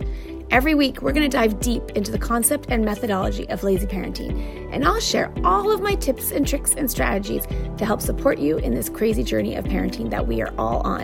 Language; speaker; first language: English; native; English